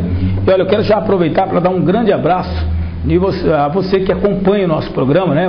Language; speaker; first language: Portuguese; native; Portuguese